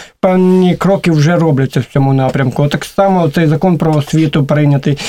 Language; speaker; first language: Ukrainian; native; Ukrainian